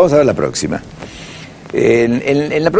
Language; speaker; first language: Spanish; native; Spanish